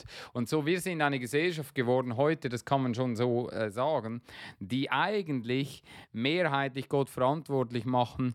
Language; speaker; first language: German; non-native, fluent; English